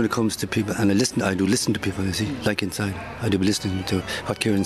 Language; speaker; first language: English; native; English